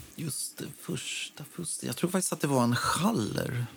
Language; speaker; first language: Swedish; native; Swedish